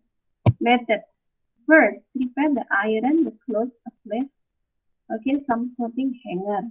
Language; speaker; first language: English; non-native, fluent; Indonesian